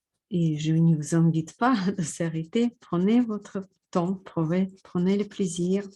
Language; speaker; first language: French; non-native, fluent; Russian